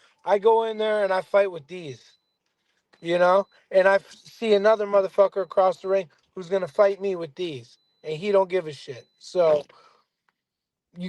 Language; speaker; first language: English; native; English